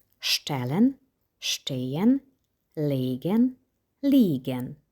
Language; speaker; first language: German; non-native, fluent; Ukrainian